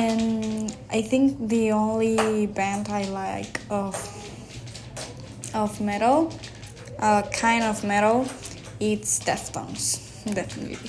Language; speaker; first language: English; non-native, learner; Spanish